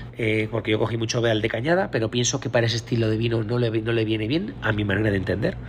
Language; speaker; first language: Spanish; native; Spanish